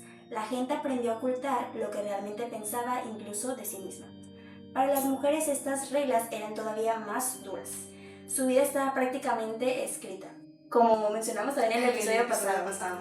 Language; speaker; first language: Spanish; native; Spanish